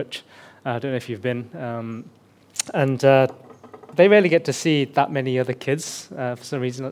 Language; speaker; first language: English; native; English